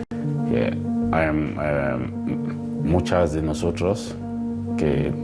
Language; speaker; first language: Spanish; non-native, learner; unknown